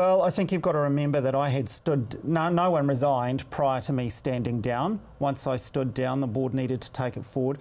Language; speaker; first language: English; native; English